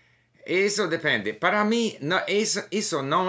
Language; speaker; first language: Portuguese; non-native, learner; English